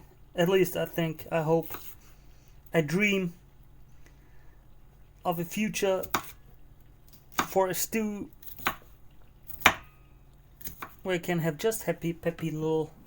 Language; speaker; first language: English; non-native, fluent; German